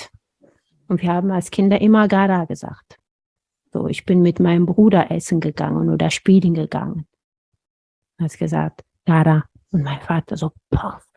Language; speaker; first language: German; non-native, fluent; Amharic